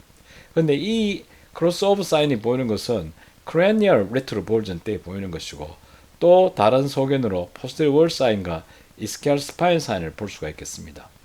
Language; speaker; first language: Korean; native; Korean